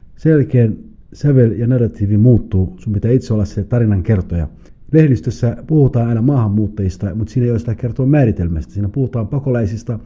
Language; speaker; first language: Finnish; early bilingual, other home language; Somali